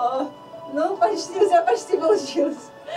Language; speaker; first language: Russian; native; Russian